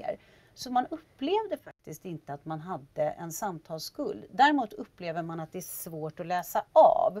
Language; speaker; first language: Swedish; native; Swedish